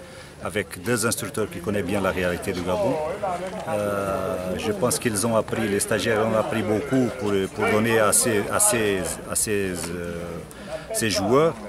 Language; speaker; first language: French; non-native, fluent; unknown